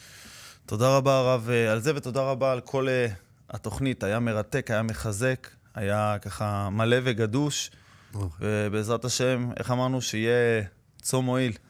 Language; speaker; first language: Hebrew; native; Hebrew